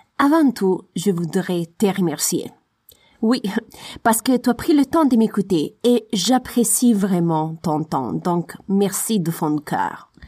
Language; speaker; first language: French; non-native, fluent; Italian